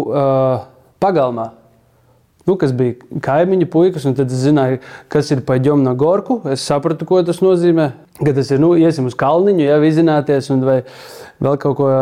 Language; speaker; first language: Latvian; native; Latvian